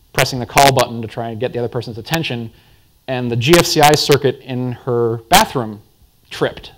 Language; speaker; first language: English; native; English